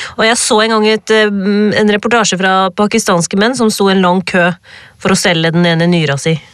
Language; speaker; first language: Norwegian; early bilingual, other home language; Urdu